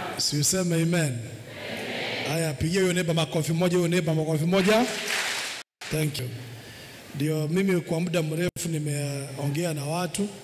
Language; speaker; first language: Swahili; non-native, local second language; Gusii